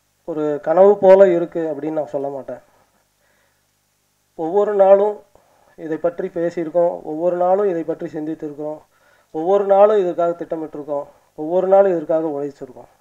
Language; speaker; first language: Tamil; native; Tamil